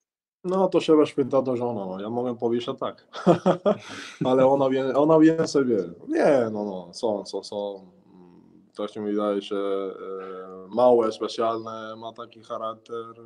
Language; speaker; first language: Polish; non-native, learner; Spanish